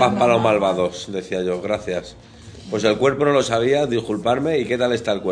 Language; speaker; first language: Spanish; native; Spanish